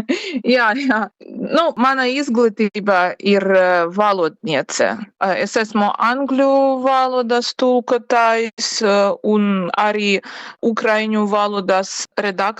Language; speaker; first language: Latvian; non-native, learner; Ukrainian